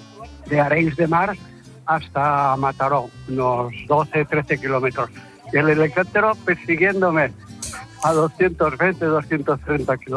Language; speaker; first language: Spanish; native; Spanish